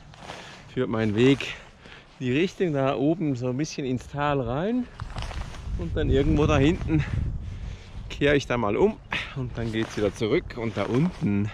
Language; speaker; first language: German; native; German